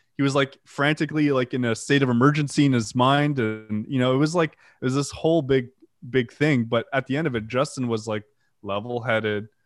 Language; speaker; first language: English; non-native, fluent; French